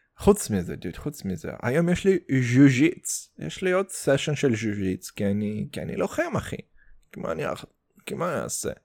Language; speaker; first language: Hebrew; early bilingual, other home language; Russian